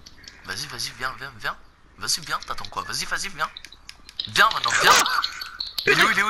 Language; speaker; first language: French; native; French